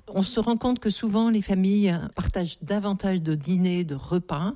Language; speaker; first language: French; native; French